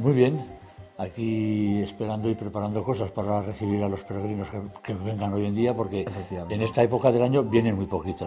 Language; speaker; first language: Spanish; native; Spanish